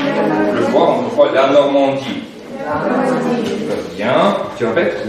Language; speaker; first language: French; non-native, fluent; Russian